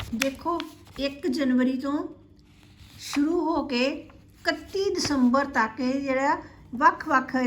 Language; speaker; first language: Hindi; non-native, local second language; Punjabi